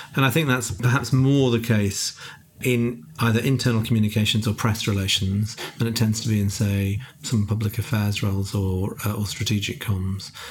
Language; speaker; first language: English; native; English